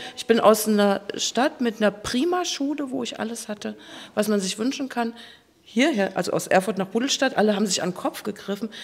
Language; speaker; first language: German; native; German